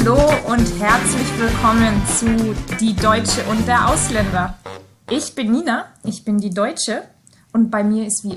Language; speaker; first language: German; native; German